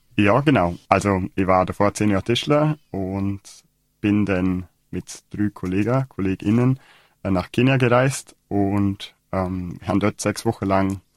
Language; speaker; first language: German; native; German